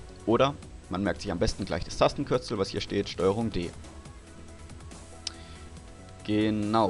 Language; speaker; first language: German; native; German